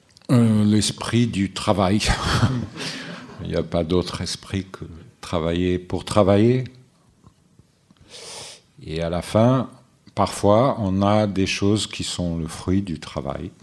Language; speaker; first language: French; non-native, fluent; Portuguese